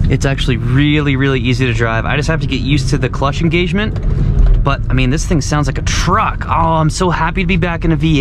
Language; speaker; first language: English; native; English